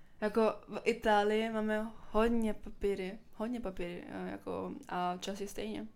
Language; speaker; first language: Czech; non-native, learner; Italian